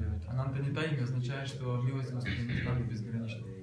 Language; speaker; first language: Russian; native; Russian